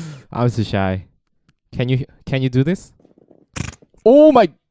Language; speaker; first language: English; non-native, learner; Korean